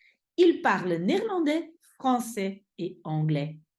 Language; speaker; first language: French; non-native, fluent; Dutch